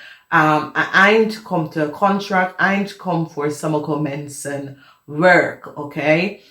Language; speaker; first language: Dutch; non-native, fluent; English